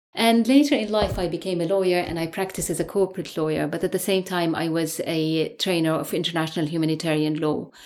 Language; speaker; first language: English; non-native, fluent; Arabic